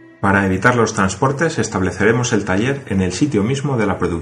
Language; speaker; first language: Spanish; native; Spanish